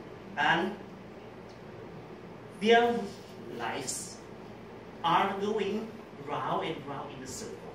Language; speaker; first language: English; non-native, learner; Vietnamese